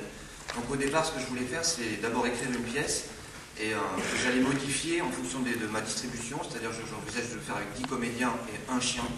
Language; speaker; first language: French; native; French